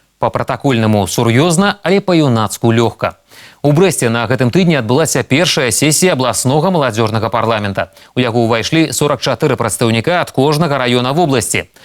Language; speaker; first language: Belarusian; native; Belarusian